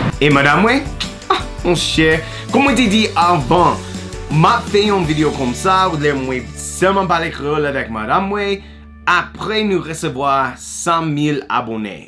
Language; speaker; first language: Haitian Creole; non-native, learner; English